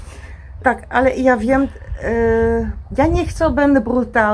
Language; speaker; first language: Polish; non-native, learner; Dutch